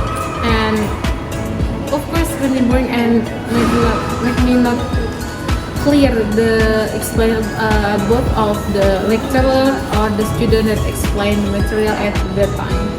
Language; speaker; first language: English; non-native, learner; Indonesian